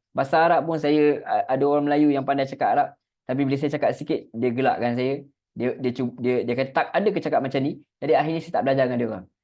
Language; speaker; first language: Malay; native; Malay